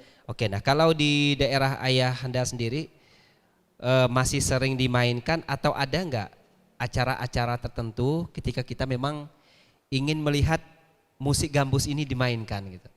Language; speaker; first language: Malay; native; Malay